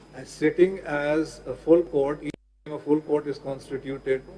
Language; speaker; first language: English; non-native, local second language; Urdu